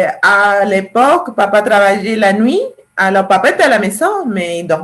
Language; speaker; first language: French; non-native, fluent; Spanish